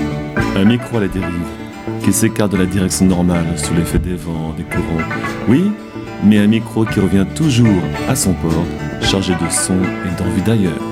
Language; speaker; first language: French; native; French